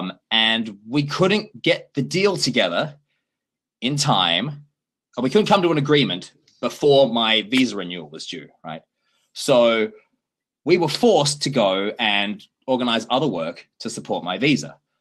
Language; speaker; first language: English; native; English